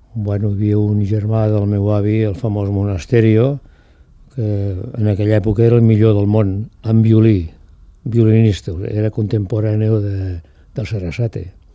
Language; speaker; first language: Catalan; non-native, local second language; Spanish